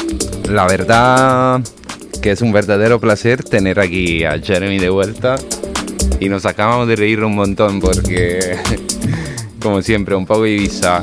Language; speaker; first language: Spanish; non-native, fluent; Italian